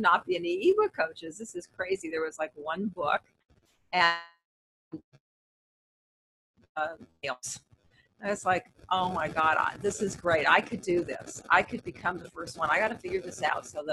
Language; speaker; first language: English; native; English